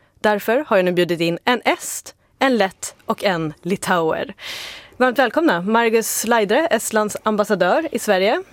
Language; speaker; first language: Swedish; native; Swedish